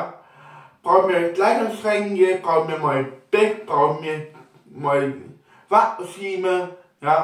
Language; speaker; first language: German; non-native, local second language; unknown